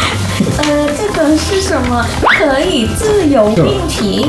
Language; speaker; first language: Chinese; non-native, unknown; Thai